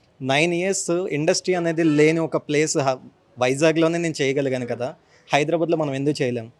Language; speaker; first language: Telugu; native; Telugu